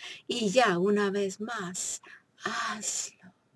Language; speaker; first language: Spanish; non-native, fluent; English